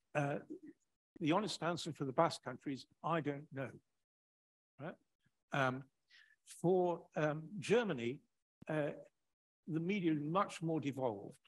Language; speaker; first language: English; native; English